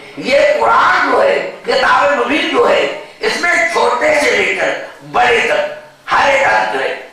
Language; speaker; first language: Urdu; native; Urdu